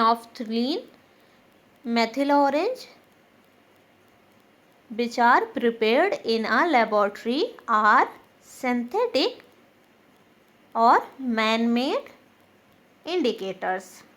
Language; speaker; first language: English; non-native, local second language; Hindi